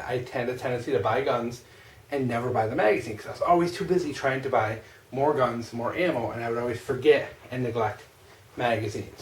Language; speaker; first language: English; native; English